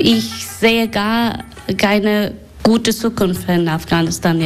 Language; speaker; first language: German; non-native, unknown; Persian